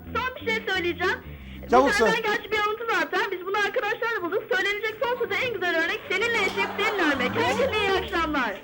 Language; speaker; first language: Turkish; native; Turkish